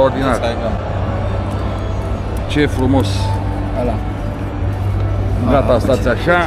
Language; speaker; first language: Romanian; native; Romanian